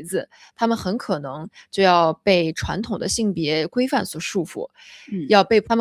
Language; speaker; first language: Chinese; native; Chinese